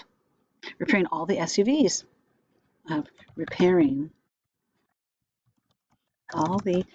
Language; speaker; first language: English; native; English